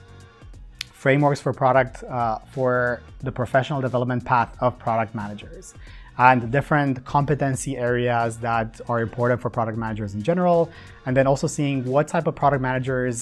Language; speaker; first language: English; non-native, fluent; Romanian